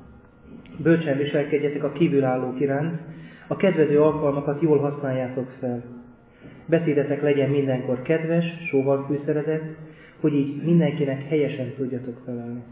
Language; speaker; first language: Hungarian; native; Hungarian